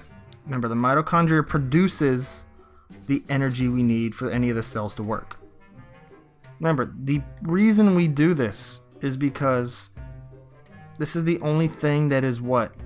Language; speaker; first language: English; native; English